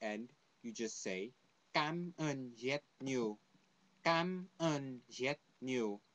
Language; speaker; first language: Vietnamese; non-native, learner; English